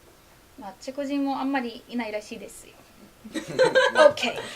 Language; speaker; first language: Japanese; non-native, fluent; Polish